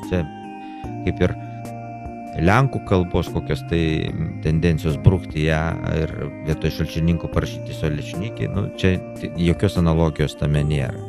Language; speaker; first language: Lithuanian; native; Lithuanian